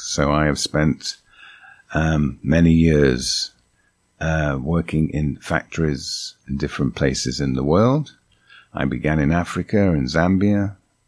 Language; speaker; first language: English; native; English